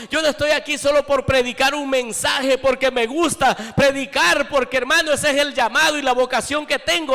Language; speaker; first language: Spanish; native; Spanish